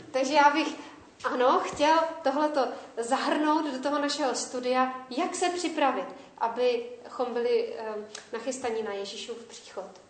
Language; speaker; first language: Czech; native; Czech